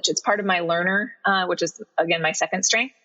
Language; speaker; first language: English; native; English